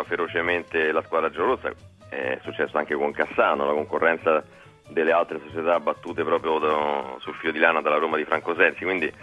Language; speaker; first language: Italian; native; Italian